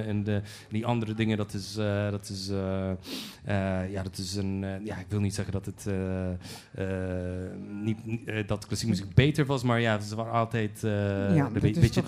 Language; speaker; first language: Dutch; non-native, fluent; Polish